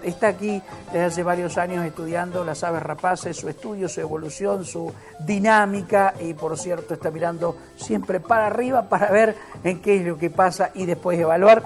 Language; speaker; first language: Spanish; native; Spanish